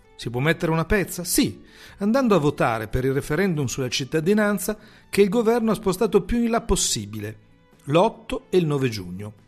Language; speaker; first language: Italian; native; Italian